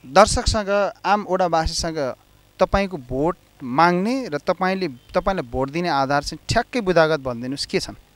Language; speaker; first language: Nepali; native; Nepali